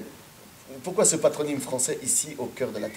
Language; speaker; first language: French; native; French